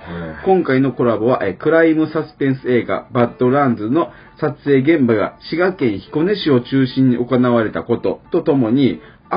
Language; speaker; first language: Japanese; native; Japanese